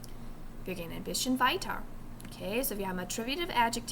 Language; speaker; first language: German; non-native, fluent; English